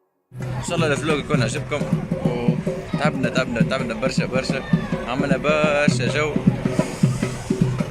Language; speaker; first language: Arabic; native; Arabic